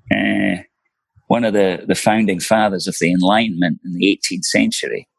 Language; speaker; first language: English; native; English